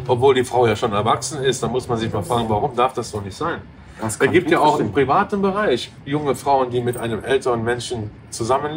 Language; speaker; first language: German; native; German